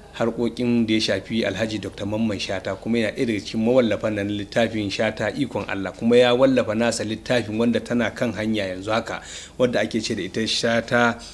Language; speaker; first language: Hausa; native; Hausa